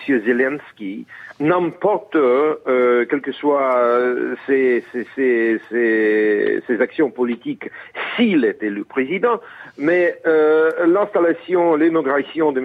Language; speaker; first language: French; non-native, fluent; Russian